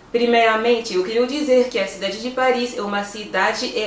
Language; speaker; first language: Portuguese; non-native, fluent; French